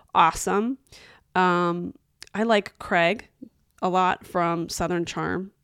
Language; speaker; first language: English; native; English